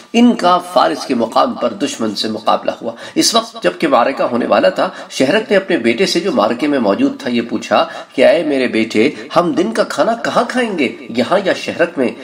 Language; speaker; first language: Urdu; native; Urdu